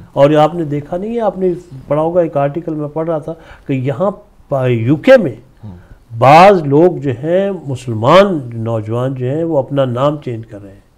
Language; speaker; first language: Urdu; native; Urdu